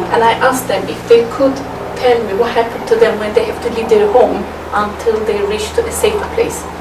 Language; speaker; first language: English; non-native, fluent; Turkish